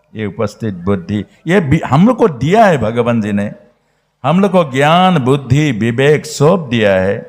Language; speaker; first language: Hindi; non-native, local second language; Bangla